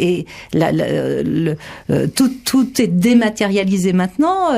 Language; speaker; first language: French; native; French